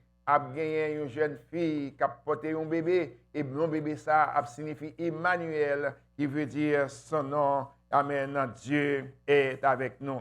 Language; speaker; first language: French; non-native, local second language; Haitian Creole